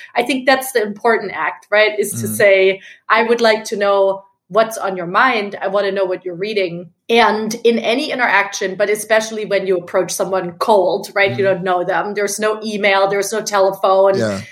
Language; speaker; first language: English; non-native, fluent; German